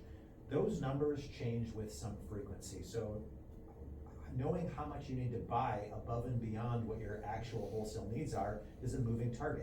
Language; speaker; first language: English; native; English